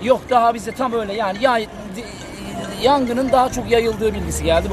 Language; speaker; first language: Turkish; native; Turkish